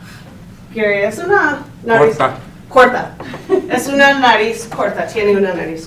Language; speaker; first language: Spanish; non-native, fluent; English